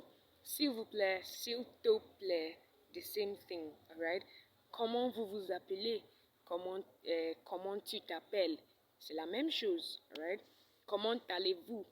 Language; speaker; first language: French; non-native, fluent; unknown